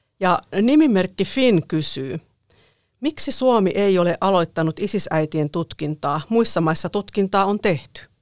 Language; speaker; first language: Finnish; native; Finnish